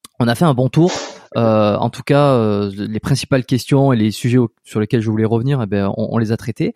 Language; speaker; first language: French; native; French